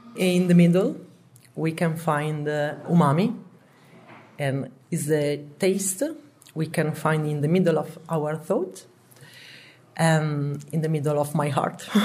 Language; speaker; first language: English; non-native, learner; Italian